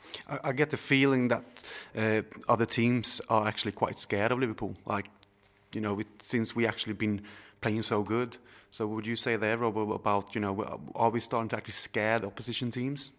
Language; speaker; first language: English; non-native, fluent; Swedish